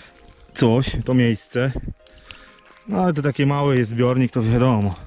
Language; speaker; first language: Polish; native; Polish